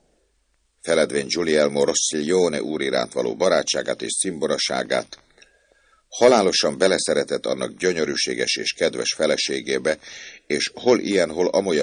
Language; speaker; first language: Hungarian; native; Hungarian